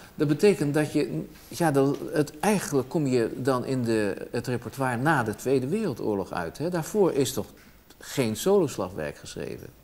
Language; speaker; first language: Dutch; native; Dutch